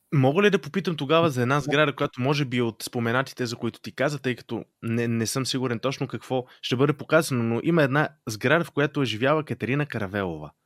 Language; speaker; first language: Bulgarian; native; Bulgarian